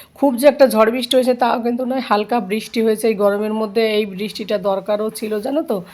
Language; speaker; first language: Bangla; native; Bangla